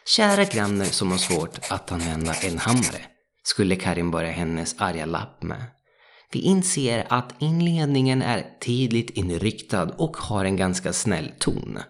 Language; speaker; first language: Swedish; non-native, fluent; Italian